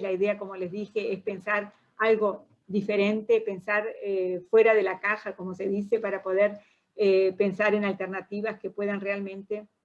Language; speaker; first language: Spanish; non-native, fluent; Portuguese